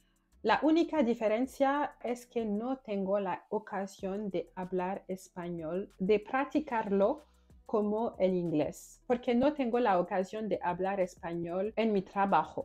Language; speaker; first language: Spanish; non-native, fluent; French